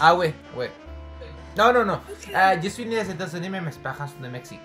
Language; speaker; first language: French; non-native, learner; Spanish